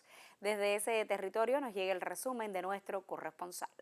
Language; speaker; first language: Spanish; native; Spanish